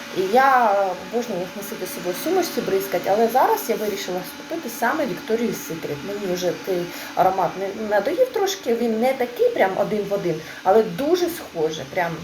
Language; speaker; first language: Ukrainian; non-native, local second language; Russian